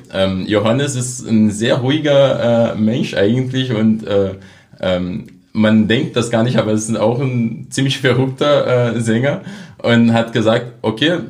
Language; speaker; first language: German; non-native, fluent; Portuguese